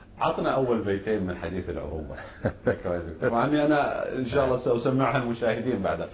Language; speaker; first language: Arabic; native; Arabic